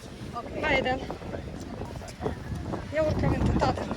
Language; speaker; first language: Swedish; non-native, learner; Russian